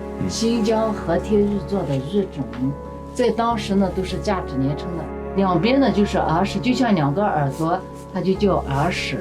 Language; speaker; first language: Chinese; native; Chinese